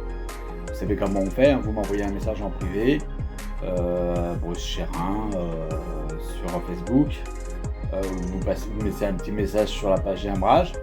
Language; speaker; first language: French; native; French